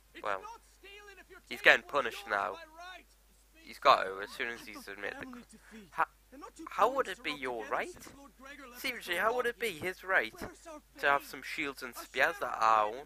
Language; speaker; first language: English; native; English